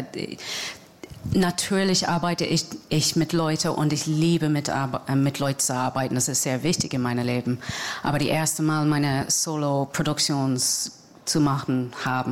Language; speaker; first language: German; non-native, learner; English